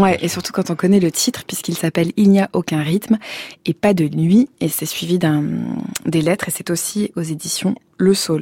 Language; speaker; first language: French; native; French